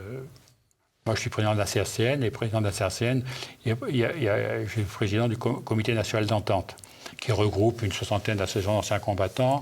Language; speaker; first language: French; native; French